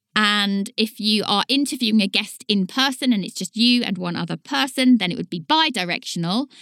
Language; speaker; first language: English; native; English